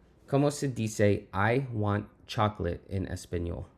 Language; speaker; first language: Spanish; non-native, learner; English